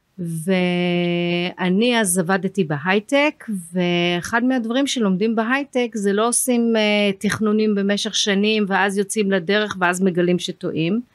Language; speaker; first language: Hebrew; early bilingual, heritage; Hebrew